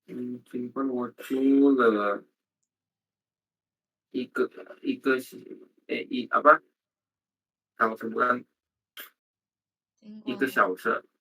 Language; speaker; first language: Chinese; non-native, learner; Indonesian